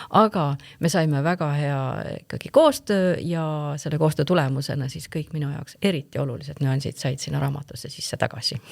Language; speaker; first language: Estonian; native; Estonian